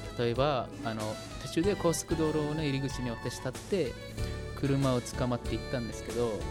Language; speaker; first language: Japanese; non-native, fluent; Mongolian